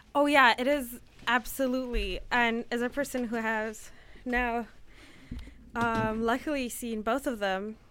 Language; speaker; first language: English; non-native, fluent; Turkish